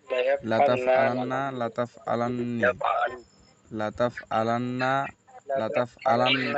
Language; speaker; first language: Arabic; non-native, learner; Bangla